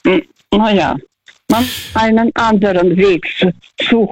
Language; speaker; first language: German; early bilingual, heritage; German